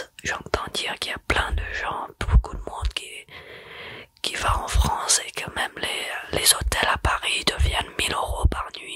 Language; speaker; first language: French; early bilingual, heritage; French